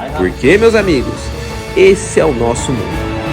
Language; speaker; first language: Portuguese; native; Portuguese